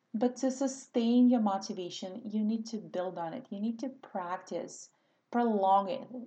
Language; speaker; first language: English; non-native, fluent; Russian